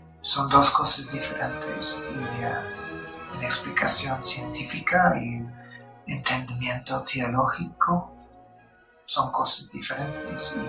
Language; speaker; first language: Spanish; non-native, fluent; English